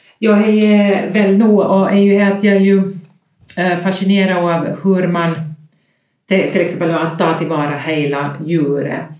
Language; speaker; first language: Swedish; native; Swedish